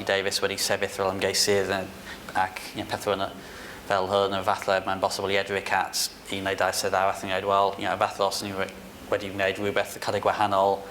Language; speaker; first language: Welsh; non-native, fluent; English